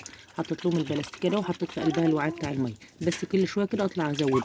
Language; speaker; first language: Arabic; native; Arabic